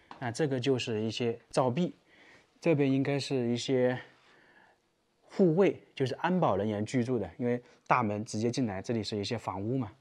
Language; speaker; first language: Chinese; native; Chinese